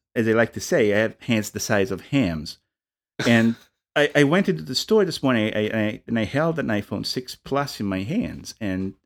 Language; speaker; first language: English; non-native, fluent; Italian